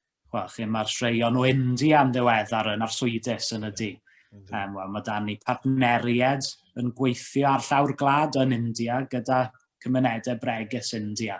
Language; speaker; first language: Welsh; native; Welsh